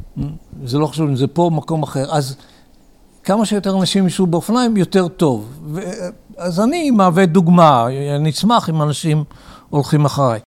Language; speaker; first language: Hebrew; early bilingual, other home language; English